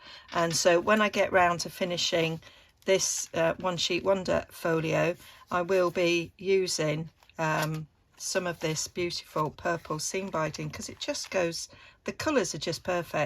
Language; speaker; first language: English; native; English